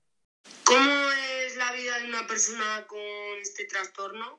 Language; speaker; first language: Spanish; native; Spanish